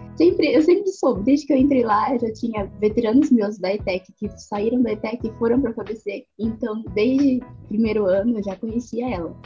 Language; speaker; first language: Portuguese; native; Portuguese